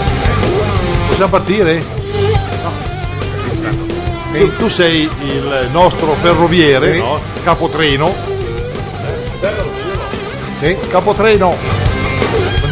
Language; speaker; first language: Italian; native; Italian